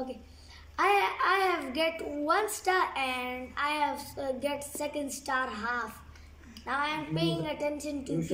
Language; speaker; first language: English; non-native, learner; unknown